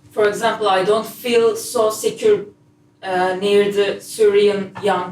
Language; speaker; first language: English; non-native, fluent; Turkish